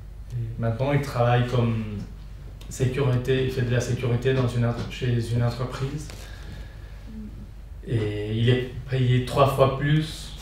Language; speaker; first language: French; non-native, fluent; Spanish